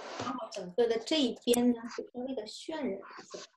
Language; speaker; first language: Chinese; native; Chinese